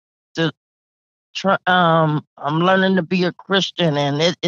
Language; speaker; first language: English; native; English